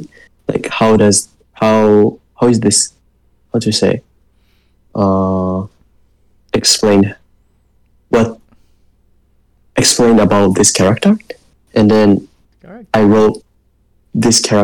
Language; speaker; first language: English; non-native, learner; Japanese